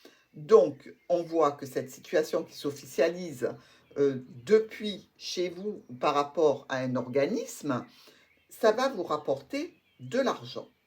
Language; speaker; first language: French; native; French